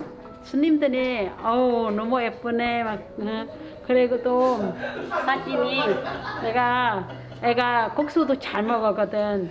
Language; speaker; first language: Korean; non-native, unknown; Vietnamese